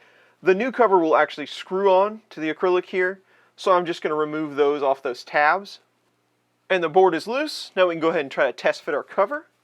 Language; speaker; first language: English; native; English